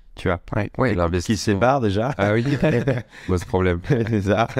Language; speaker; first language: French; native; French